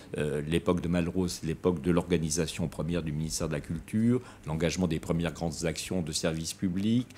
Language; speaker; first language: French; native; French